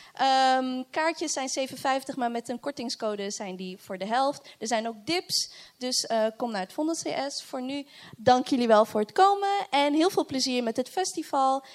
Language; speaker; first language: Dutch; native; Dutch